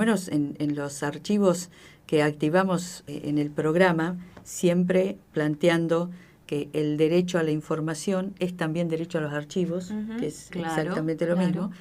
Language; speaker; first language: Spanish; native; Spanish